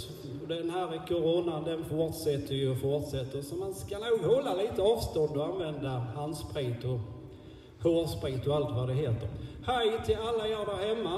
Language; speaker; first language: Swedish; native; Swedish